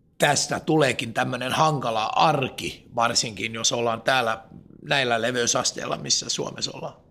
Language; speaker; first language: Finnish; non-native, local second language; Swedish